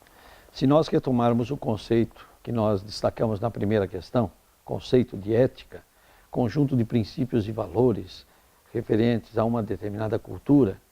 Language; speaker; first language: Portuguese; native; Portuguese